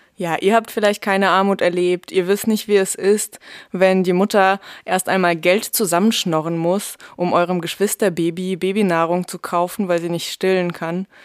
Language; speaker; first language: German; early bilingual, other home language; Russian